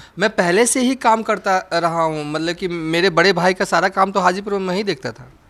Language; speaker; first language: Hindi; native; Hindi